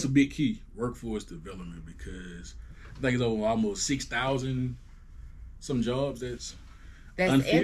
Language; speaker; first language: English; native; English